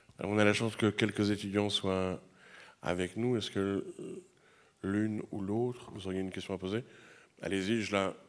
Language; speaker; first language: French; native; French